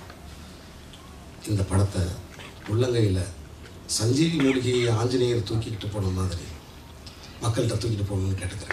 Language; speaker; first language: Tamil; native; Tamil